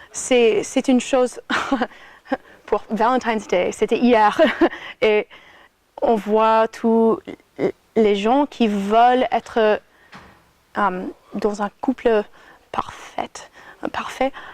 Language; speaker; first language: French; non-native, fluent; English